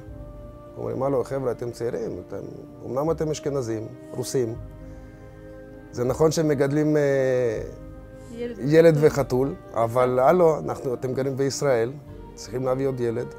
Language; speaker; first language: Hebrew; early bilingual, other home language; Russian